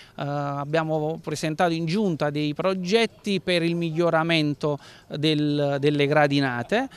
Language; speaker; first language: Italian; native; Italian